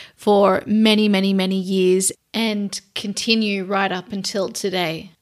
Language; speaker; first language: English; native; English